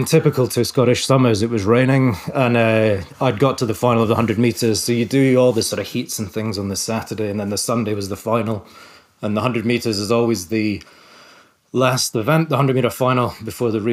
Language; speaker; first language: English; native; English